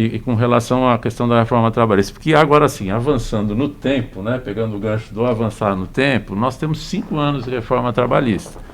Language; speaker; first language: Portuguese; native; Portuguese